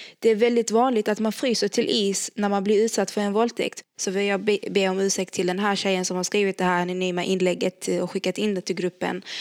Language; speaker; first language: Swedish; early bilingual, other home language; Arabic